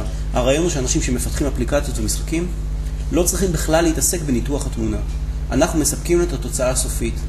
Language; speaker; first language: Hebrew; native; Hebrew